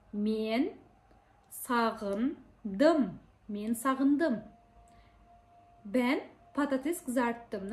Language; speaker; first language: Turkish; non-native, fluent; Kazakh